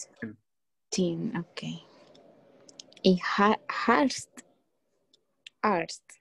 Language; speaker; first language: German; non-native, learner; Spanish